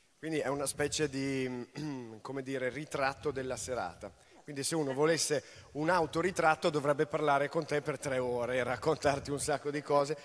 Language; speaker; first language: Italian; native; Italian